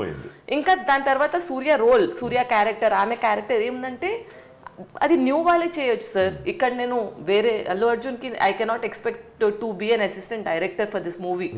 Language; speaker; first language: Telugu; non-native, local second language; Hindi